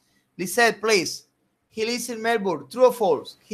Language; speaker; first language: English; non-native, fluent; Spanish